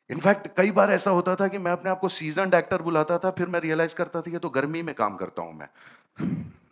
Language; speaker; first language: Hindi; native; Hindi